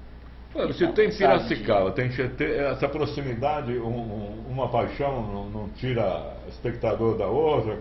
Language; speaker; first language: Portuguese; native; Portuguese